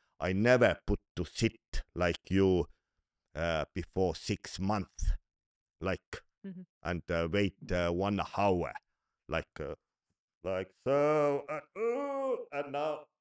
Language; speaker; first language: English; non-native, learner; Estonian